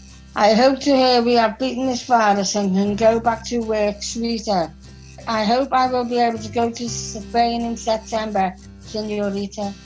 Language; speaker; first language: English; native; English